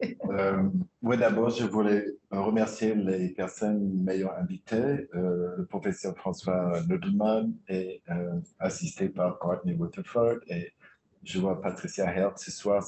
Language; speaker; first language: French; non-native, fluent; English